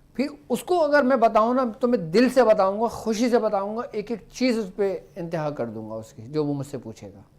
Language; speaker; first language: Urdu; native; Urdu